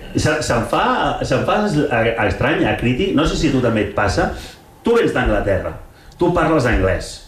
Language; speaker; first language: Catalan; native; Catalan